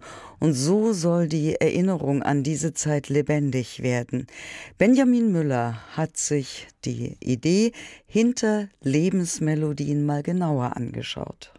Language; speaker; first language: German; native; German